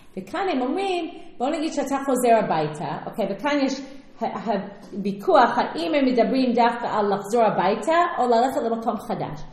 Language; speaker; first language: Hebrew; non-native, fluent; English